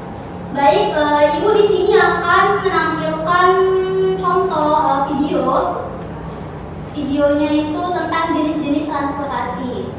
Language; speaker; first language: Indonesian; native; Indonesian